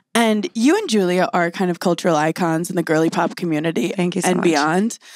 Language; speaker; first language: English; native; English